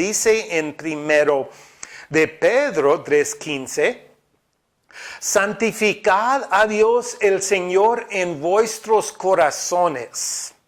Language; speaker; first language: Spanish; non-native, fluent; English